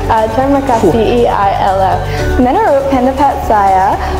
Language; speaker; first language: Indonesian; non-native, learner; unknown